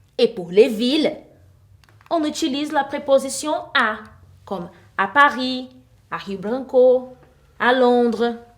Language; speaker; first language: French; non-native, fluent; Portuguese